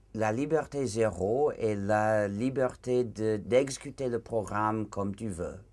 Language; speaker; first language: French; non-native, fluent; English